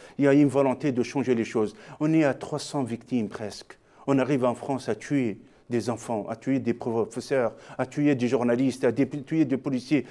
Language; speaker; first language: French; non-native, local second language; Arabic